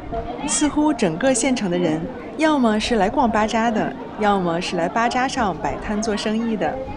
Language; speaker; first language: Chinese; native; Chinese